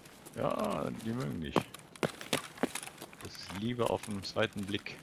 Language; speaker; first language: German; native; German